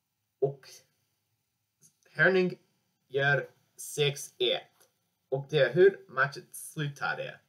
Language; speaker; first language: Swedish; non-native, learner; English